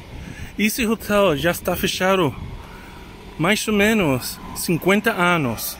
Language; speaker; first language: Portuguese; non-native, learner; English